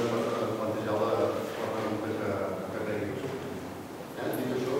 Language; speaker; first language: Catalan; native; Catalan